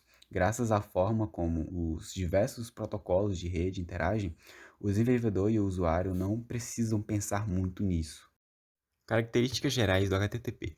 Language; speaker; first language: Portuguese; native; Portuguese